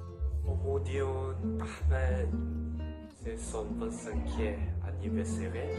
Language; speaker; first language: French; non-native, learner; Malay